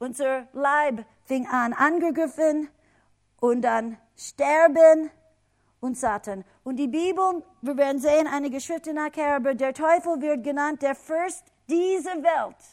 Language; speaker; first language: German; non-native, fluent; English